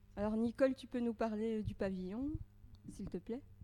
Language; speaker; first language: French; native; French